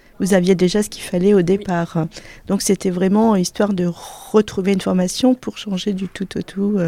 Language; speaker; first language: French; native; French